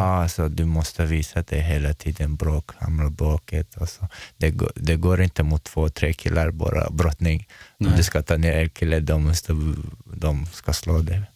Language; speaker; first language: Swedish; non-native, fluent; Chechen